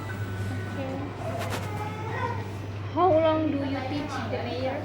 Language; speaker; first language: English; non-native, learner; Indonesian